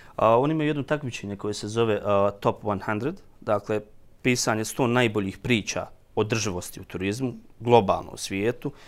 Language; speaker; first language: Croatian; native; Croatian